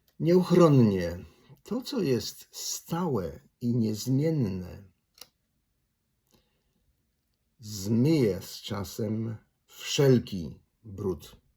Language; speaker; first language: Polish; native; Polish